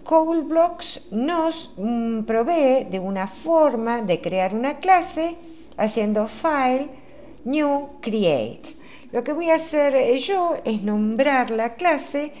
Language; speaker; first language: Spanish; native; Spanish